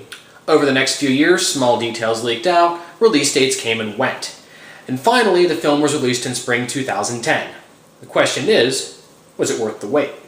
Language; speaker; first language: English; native; English